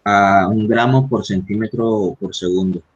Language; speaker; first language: Spanish; native; Spanish